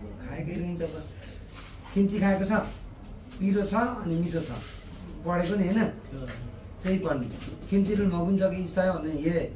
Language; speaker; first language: Korean; non-native, fluent; Nepali